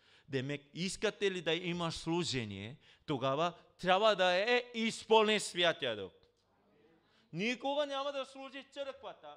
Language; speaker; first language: Bulgarian; non-native, learner; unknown